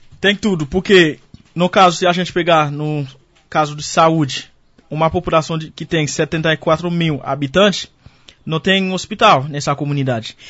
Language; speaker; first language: Portuguese; non-native, fluent; Haitian Creole